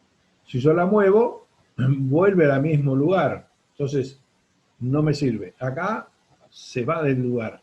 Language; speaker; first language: Spanish; native; Spanish